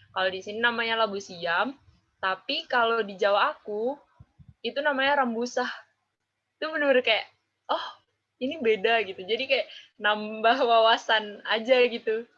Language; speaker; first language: Indonesian; non-native, local second language; Javanese